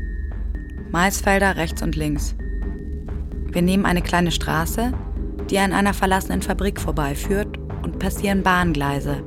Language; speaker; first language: German; native; German